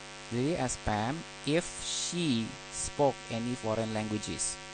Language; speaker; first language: English; non-native, fluent; Indonesian